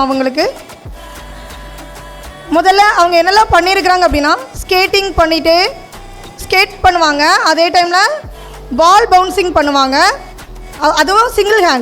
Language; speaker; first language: Tamil; native; Tamil